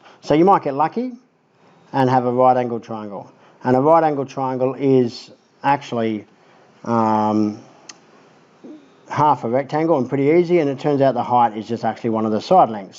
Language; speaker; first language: English; native; English